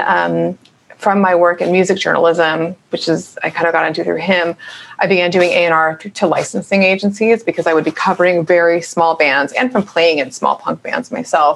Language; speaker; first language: English; native; English